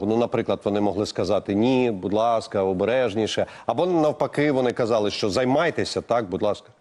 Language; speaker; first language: Ukrainian; native; Ukrainian